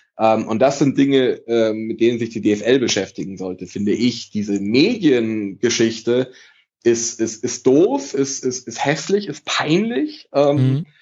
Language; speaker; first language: German; early bilingual, other home language; Italian